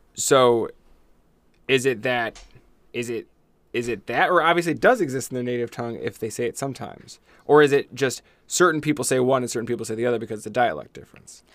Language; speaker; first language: English; native; English